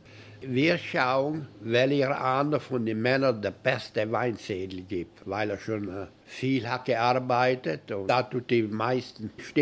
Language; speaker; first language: German; early bilingual, heritage; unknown